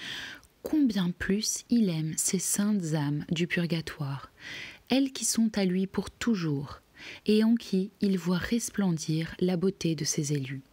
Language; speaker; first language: French; native; French